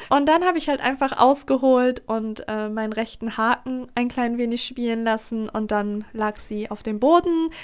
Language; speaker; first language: German; early bilingual, other home language; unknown